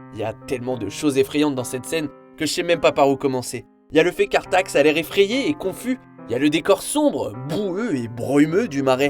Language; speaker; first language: French; native; French